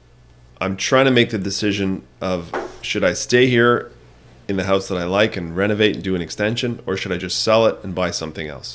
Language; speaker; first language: English; native; English